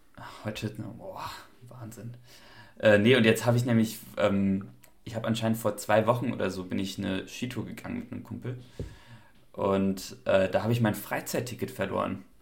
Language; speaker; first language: German; native; German